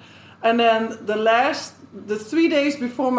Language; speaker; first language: English; non-native, fluent; Dutch